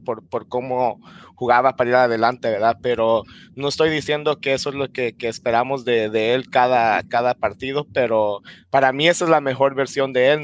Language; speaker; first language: Spanish; early bilingual, heritage; Spanish